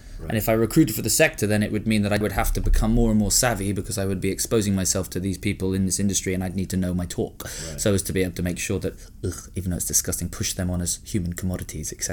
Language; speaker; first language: English; native; English